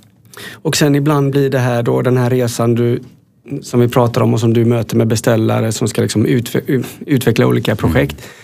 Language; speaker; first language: Swedish; native; Swedish